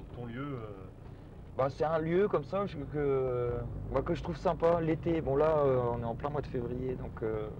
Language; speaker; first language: French; native; French